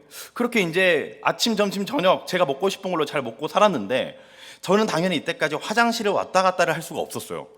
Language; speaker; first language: Korean; native; Korean